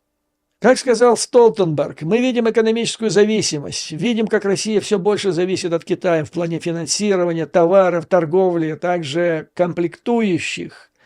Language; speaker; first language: Russian; native; Russian